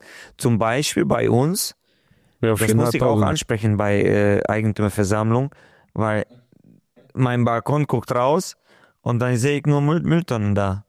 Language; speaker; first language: German; non-native, local second language; Hungarian